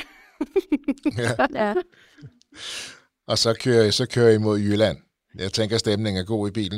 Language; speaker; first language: Danish; native; Danish